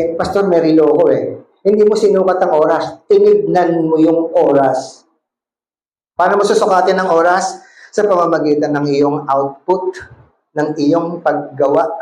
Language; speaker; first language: Filipino; non-native, local second language; Cebuano